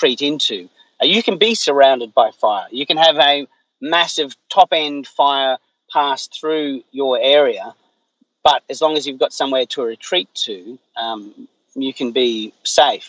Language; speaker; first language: English; native; English